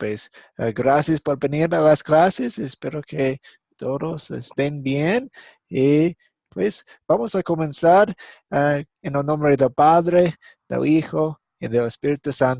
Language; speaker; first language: Spanish; non-native, fluent; English